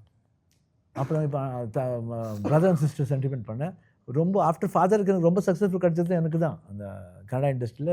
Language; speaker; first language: Tamil; non-native, local second language; Kannada